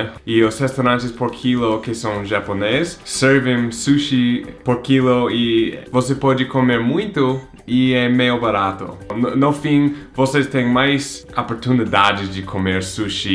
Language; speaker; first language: Portuguese; non-native, fluent; English